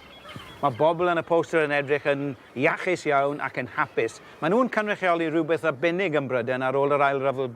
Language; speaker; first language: Welsh; native; Welsh